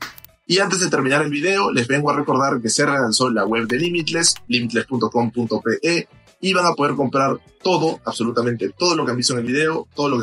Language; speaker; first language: Spanish; native; Spanish